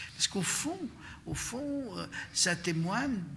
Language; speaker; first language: French; non-native, fluent; Romanian